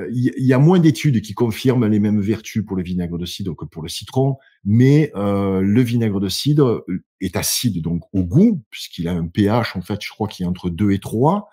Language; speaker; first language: French; native; French